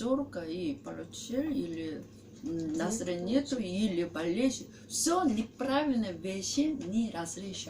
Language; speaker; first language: Russian; non-native, learner; Korean